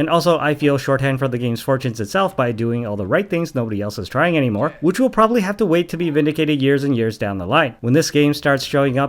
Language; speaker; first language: English; native; English